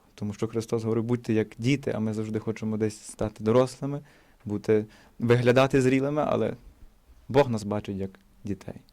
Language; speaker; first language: Ukrainian; native; Ukrainian